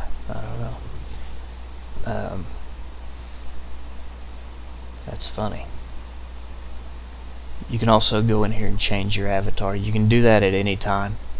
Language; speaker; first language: English; native; English